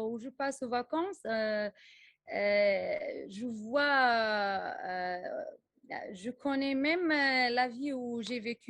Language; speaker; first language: French; non-native, local second language; Arabic